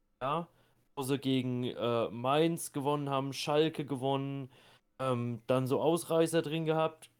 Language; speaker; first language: German; native; German